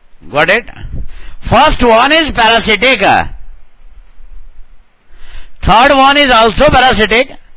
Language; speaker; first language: English; non-native, local second language; Hindi